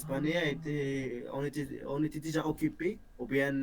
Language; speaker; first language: French; non-native, local second language; Berber languages